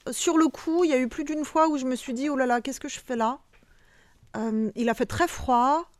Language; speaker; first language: French; early bilingual, other home language; Bosnian